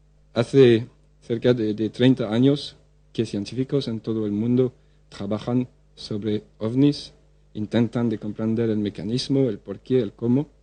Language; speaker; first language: Spanish; non-native, fluent; French